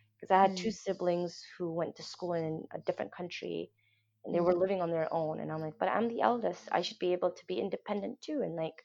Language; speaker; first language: English; non-native, local second language; Somali